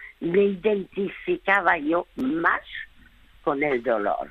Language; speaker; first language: Spanish; early bilingual, other home language; French